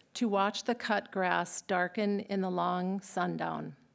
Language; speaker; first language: English; native; English